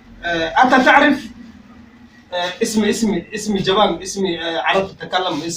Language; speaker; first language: Arabic; non-native, learner; Somali